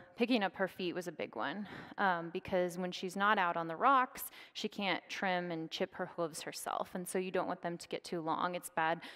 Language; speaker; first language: English; native; English